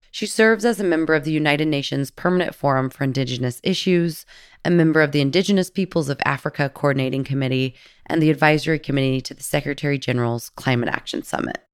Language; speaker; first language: English; native; English